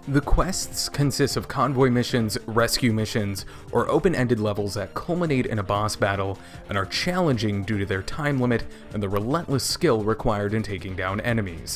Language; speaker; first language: English; native; English